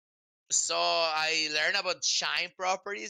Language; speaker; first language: English; non-native, fluent; Spanish